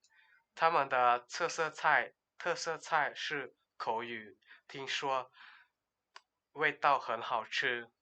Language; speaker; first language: Chinese; non-native, learner; Lao